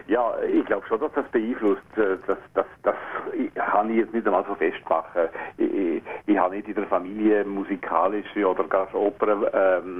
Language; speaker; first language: German; native; German